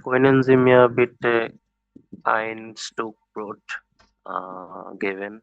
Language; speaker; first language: German; non-native, learner; Bangla